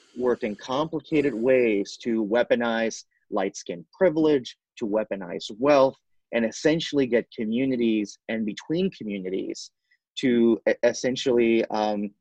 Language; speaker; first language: English; non-native, fluent; Spanish